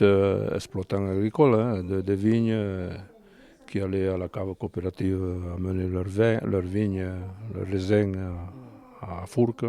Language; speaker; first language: French; native; French